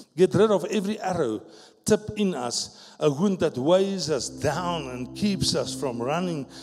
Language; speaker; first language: English; non-native, local second language; Afrikaans